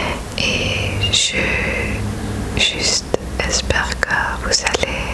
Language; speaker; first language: French; non-native, fluent; German